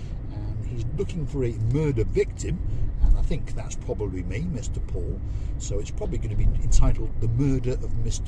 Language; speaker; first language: English; native; English